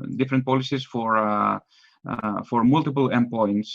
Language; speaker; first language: English; non-native, fluent; Greek